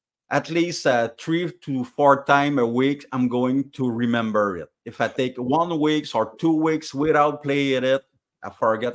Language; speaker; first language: English; non-native, learner; French